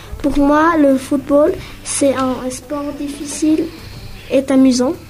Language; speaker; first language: French; non-native, learner; Spanish